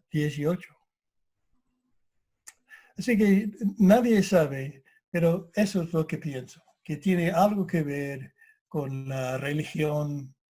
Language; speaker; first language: Spanish; non-native, fluent; English